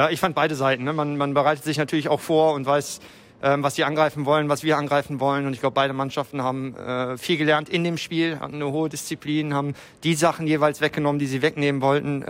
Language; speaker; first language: German; native; German